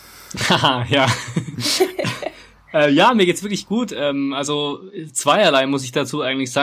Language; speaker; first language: German; native; German